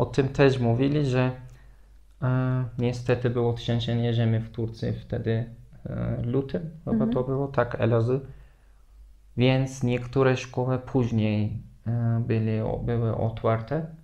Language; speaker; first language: Polish; non-native, fluent; Turkish